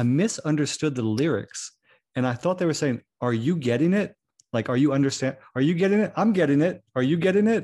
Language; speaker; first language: English; native; English